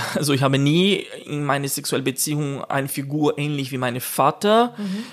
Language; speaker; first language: German; non-native, fluent; Portuguese